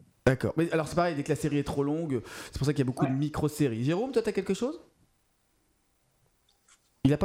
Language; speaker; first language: French; native; French